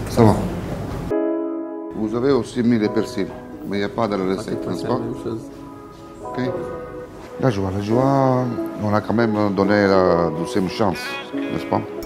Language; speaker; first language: French; non-native, learner; Italian